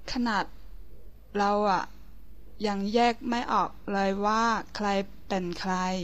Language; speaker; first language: Thai; non-native, learner; Chinese